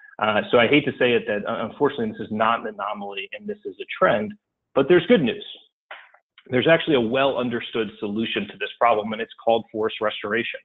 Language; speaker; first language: English; native; English